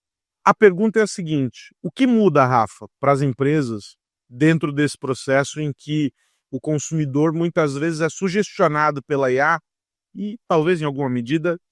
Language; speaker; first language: Portuguese; native; Portuguese